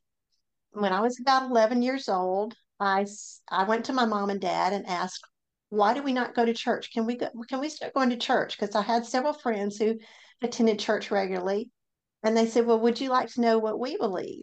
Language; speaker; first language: English; native; English